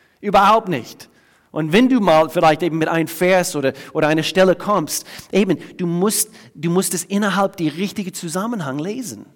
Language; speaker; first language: German; non-native, fluent; English